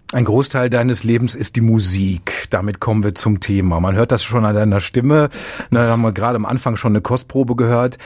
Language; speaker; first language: German; native; German